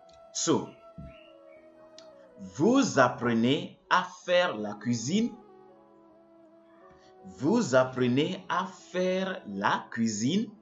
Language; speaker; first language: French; non-native, fluent; English